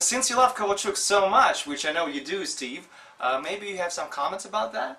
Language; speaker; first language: English; non-native, fluent; Russian